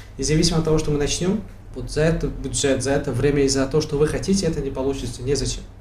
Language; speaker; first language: Russian; non-native, local second language; Tajik